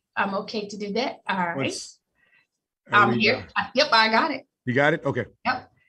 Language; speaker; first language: English; native; English